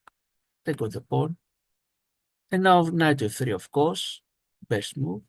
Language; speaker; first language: English; non-native, fluent; Greek